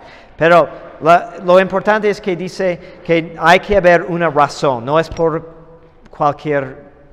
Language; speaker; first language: Spanish; non-native, fluent; English